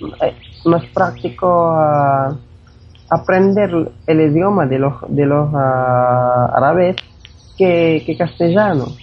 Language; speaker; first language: Spanish; non-native, fluent; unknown